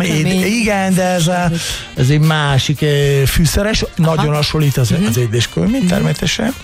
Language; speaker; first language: Hungarian; non-native, learner; Italian